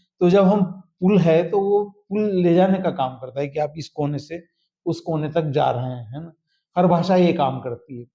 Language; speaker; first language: Hindi; native; Hindi